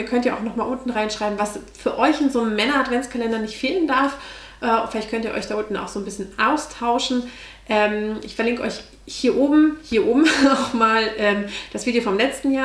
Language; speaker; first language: German; native; German